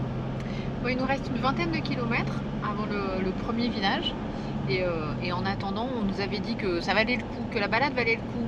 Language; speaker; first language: French; native; French